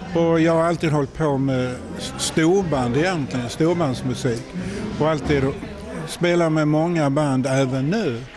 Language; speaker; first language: Swedish; native; Swedish